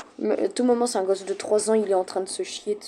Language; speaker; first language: French; native; French